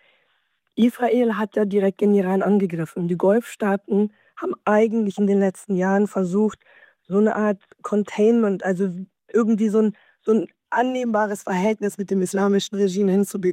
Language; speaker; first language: German; native; German